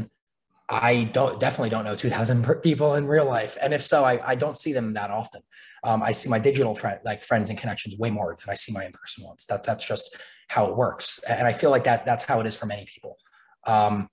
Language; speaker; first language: English; native; English